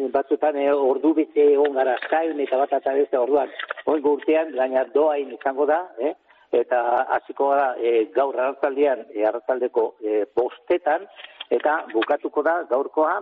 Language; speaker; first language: Basque; native; Basque